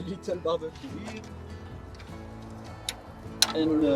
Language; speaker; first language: English; non-native, learner; French